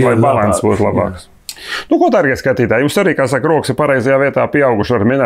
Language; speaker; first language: Latvian; native; Latvian